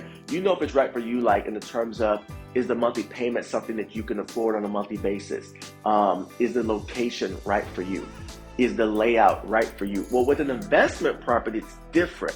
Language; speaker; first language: English; native; English